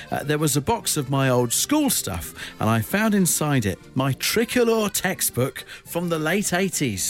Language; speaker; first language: English; native; English